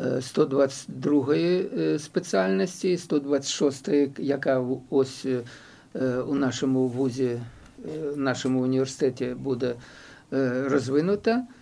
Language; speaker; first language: Ukrainian; non-native, local second language; Russian